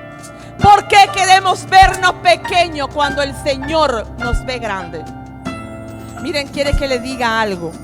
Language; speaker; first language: Spanish; native; Spanish